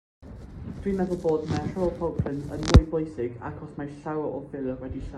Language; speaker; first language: Welsh; non-native, local second language; English